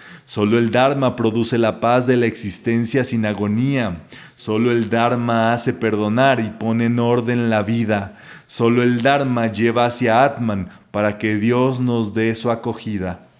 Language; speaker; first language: Spanish; native; Spanish